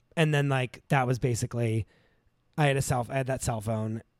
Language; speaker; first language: English; native; English